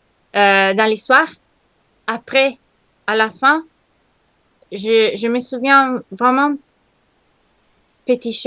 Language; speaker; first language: French; non-native, learner; Italian